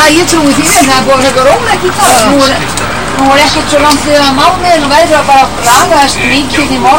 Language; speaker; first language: Icelandic; non-native, learner; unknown